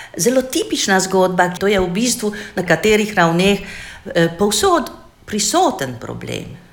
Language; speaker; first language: Slovenian; non-native, fluent; Hungarian